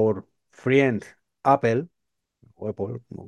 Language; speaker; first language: English; non-native, learner; Spanish